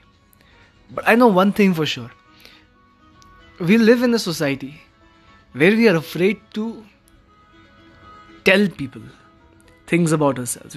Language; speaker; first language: English; non-native, local second language; Hindi